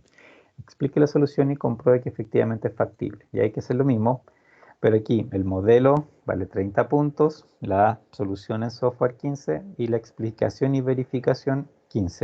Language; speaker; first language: Spanish; native; Spanish